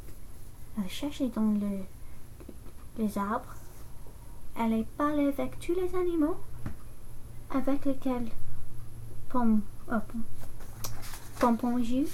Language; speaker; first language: French; non-native, learner; English